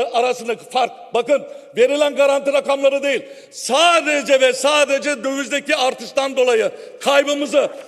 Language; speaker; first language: Turkish; native; Turkish